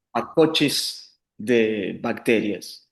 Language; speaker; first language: Portuguese; non-native, learner; Spanish